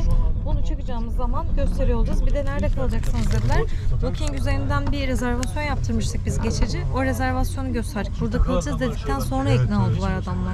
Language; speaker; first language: Turkish; native; Turkish